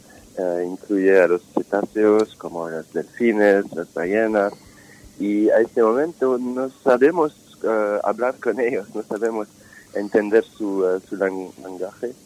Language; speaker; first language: Spanish; non-native, fluent; French